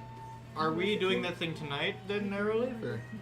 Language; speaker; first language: English; native; English